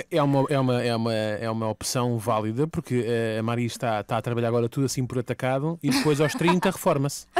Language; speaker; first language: Portuguese; native; Portuguese